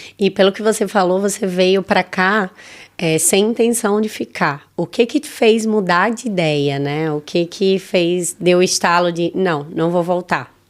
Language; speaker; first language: Portuguese; native; Portuguese